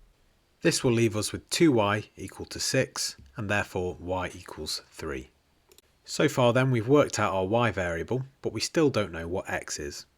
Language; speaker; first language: English; native; English